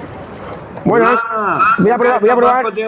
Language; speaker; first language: Spanish; native; Spanish